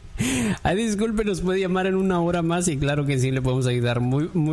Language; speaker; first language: Spanish; native; Spanish